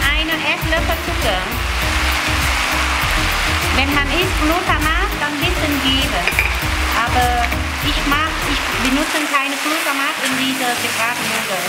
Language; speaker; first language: German; non-native, learner; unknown